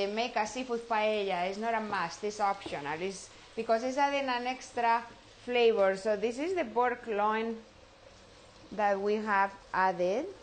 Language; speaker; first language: English; non-native, fluent; Spanish